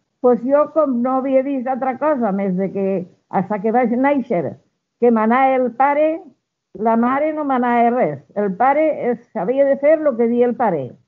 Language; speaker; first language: Catalan; non-native, local second language; Spanish